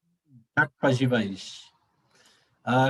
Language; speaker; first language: Russian; non-native, learner; Portuguese